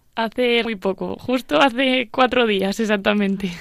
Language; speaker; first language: Spanish; native; Spanish